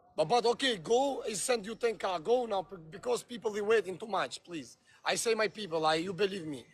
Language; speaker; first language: English; non-native, learner; Albanian